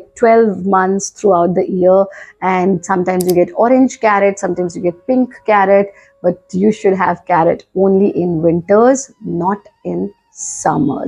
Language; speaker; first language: English; non-native, local second language; Hindi